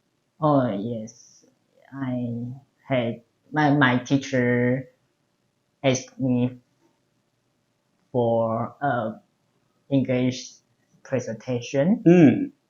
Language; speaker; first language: English; non-native, learner; Chinese